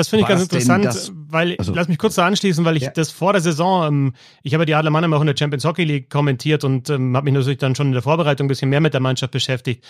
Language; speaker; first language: German; native; German